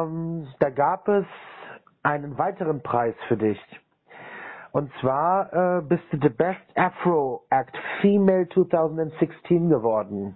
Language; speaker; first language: German; native; German